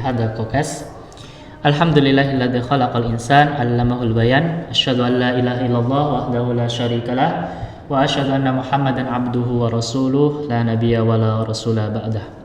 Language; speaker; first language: Arabic; non-native, learner; Indonesian